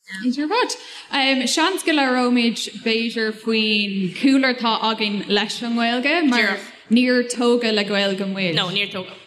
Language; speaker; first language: Irish; non-native, local second language; English